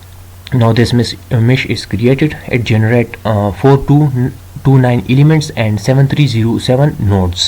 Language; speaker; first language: English; non-native, local second language; Urdu